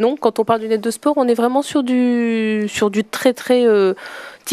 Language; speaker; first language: French; native; French